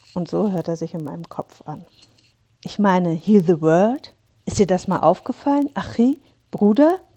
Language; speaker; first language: German; native; German